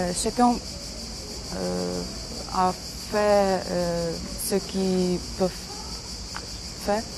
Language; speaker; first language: French; non-native, learner; Ukrainian